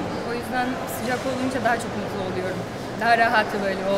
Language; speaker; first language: Turkish; non-native, fluent; Portuguese